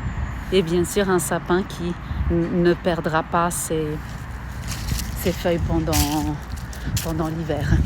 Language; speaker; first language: French; non-native, fluent; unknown